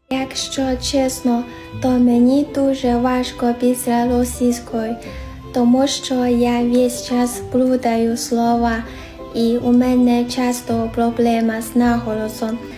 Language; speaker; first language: Ukrainian; non-native, learner; Chinese